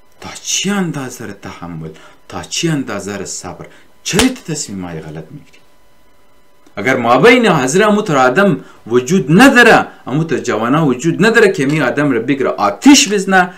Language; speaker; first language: Persian; native; Persian